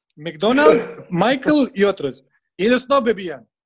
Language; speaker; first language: Spanish; non-native, fluent; Bosnian